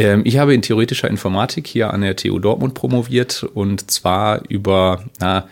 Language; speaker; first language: German; native; German